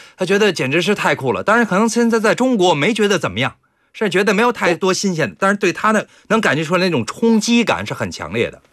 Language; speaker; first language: Chinese; native; Chinese